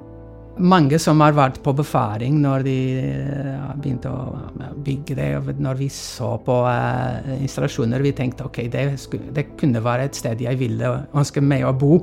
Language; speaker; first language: Norwegian; non-native, fluent; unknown